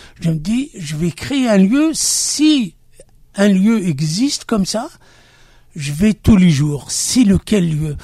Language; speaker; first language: French; non-native, local second language; Kabyle